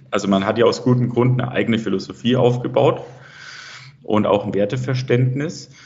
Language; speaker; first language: German; native; German